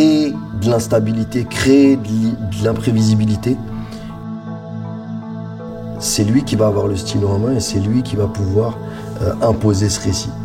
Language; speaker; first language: French; native; French